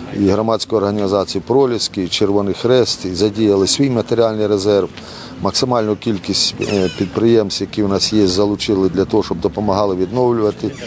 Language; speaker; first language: Ukrainian; native; Ukrainian